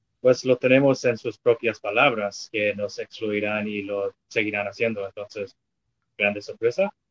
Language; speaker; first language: Spanish; non-native, fluent; English